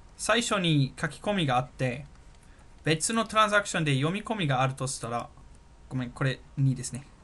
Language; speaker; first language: Japanese; non-native, fluent; German